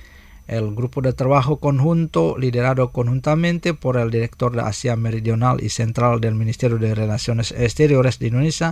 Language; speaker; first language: Spanish; non-native, fluent; Indonesian